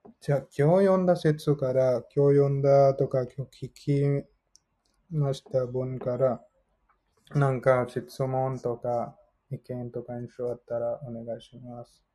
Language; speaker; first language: Japanese; non-native, learner; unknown